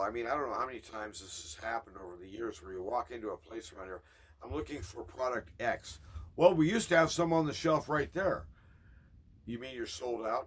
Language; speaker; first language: English; native; English